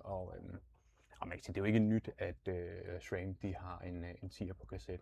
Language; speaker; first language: Danish; native; Danish